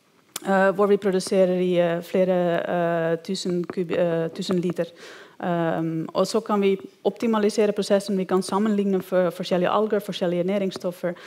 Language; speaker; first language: Norwegian; non-native, fluent; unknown